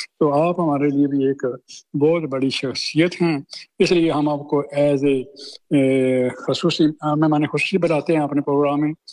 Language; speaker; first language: Urdu; non-native, local second language; Punjabi